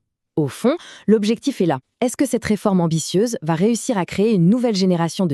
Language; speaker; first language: French; native; French